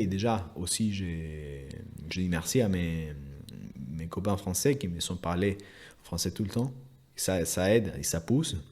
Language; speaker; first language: French; non-native, fluent; Spanish